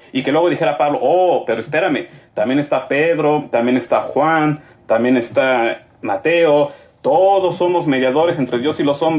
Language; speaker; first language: Spanish; native; Spanish